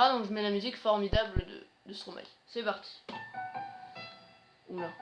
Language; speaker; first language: French; native; French